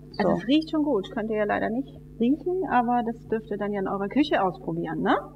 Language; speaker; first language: German; native; German